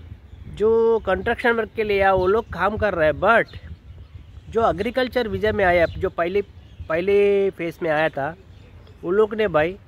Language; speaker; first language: Hindi; non-native, local second language; Telugu